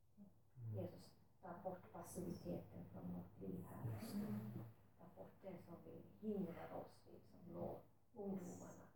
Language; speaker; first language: Swedish; non-native, local second language; Finnish